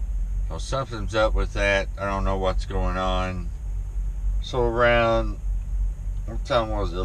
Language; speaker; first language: English; native; English